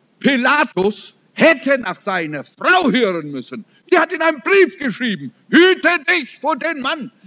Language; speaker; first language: German; early bilingual, heritage; German